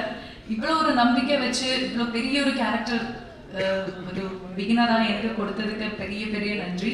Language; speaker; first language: Tamil; non-native, local second language; Malayalam